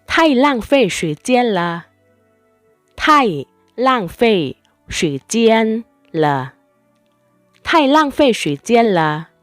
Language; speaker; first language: Chinese; non-native, fluent; Thai